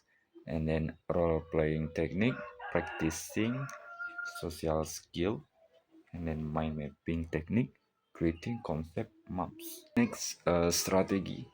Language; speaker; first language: English; non-native, learner; Indonesian